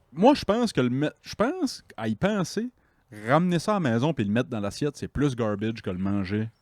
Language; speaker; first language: French; native; French